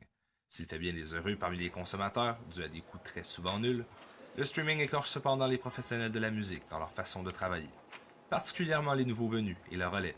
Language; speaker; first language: French; native; French